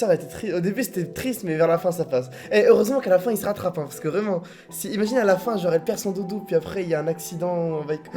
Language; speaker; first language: French; native; French